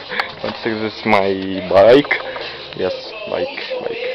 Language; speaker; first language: English; non-native, learner; Russian